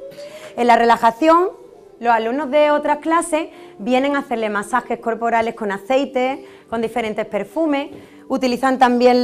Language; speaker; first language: Spanish; native; Spanish